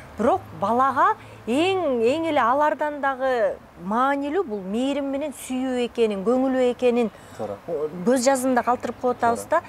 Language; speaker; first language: Kyrgyz; native; Kyrgyz